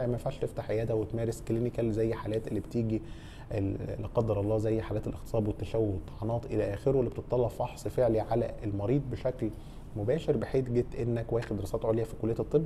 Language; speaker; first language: Arabic; native; Arabic